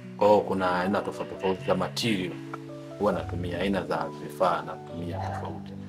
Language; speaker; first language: Swahili; native; Swahili